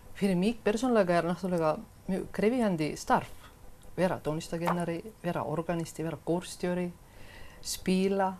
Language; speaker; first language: Icelandic; non-native, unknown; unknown